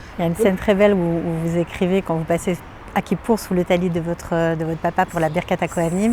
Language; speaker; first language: French; native; French